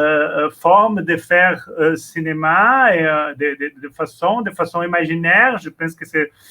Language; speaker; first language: French; non-native, learner; Portuguese